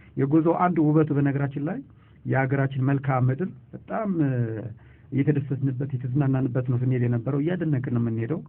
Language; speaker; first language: Amharic; native; Amharic